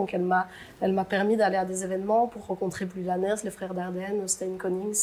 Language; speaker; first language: French; native; French